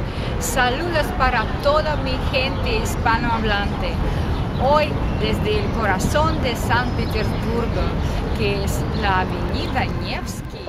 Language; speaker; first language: Spanish; non-native, fluent; Russian